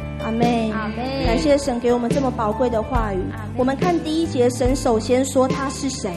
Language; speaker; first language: Chinese; native; Chinese